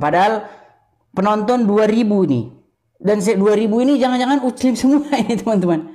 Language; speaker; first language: Indonesian; native; Indonesian